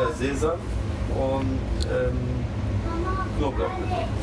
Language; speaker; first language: German; non-native, local second language; Arabic